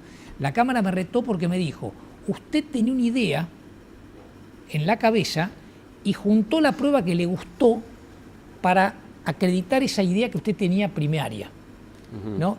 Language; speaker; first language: Spanish; native; Spanish